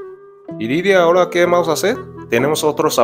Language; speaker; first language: Spanish; native; Spanish